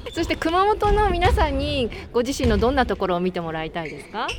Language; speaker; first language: Japanese; native; Japanese